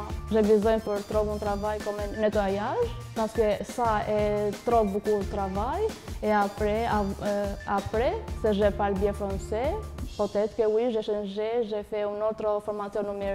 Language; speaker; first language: French; non-native, learner; Albanian